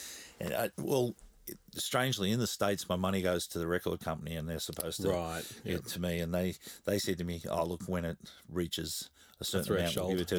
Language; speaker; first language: English; native; English